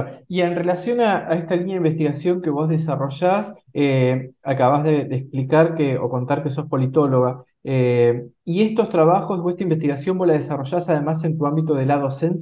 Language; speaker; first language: Spanish; native; Spanish